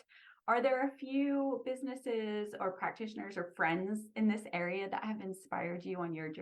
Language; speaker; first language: English; native; English